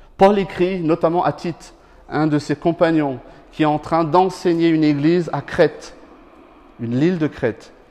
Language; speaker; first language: French; non-native, local second language; Malagasy